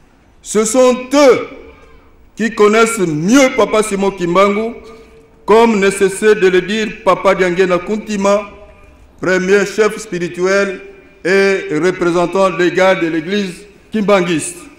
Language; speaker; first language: French; non-native, local second language; Lingala